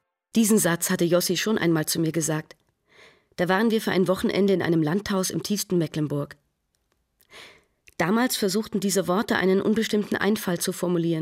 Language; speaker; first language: German; native; German